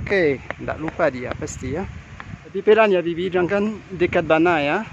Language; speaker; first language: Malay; non-native, fluent; French